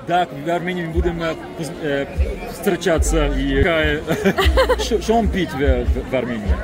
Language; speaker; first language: Russian; non-native, learner; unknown